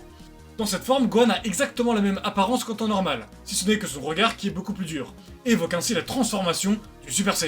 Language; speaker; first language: French; native; French